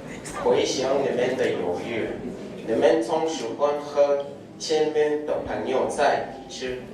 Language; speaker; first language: Chinese; non-native, learner; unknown